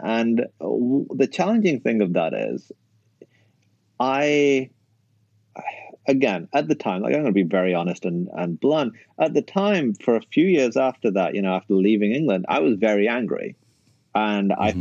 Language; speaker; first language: English; native; English